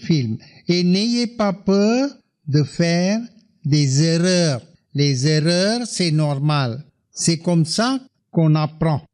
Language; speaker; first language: French; non-native, fluent; Tamil